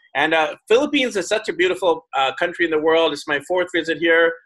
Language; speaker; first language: English; native; English